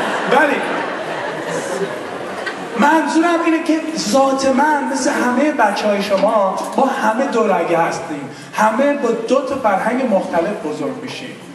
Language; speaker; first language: Persian; early bilingual, heritage; Persian